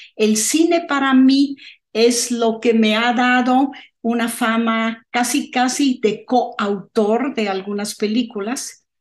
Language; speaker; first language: Spanish; non-native, fluent; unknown